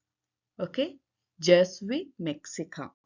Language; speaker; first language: French; non-native, learner; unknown